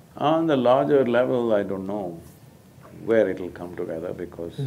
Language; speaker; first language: English; non-native, local second language; Kannada